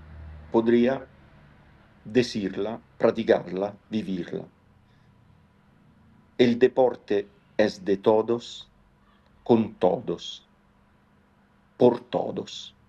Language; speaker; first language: Spanish; non-native, fluent; Italian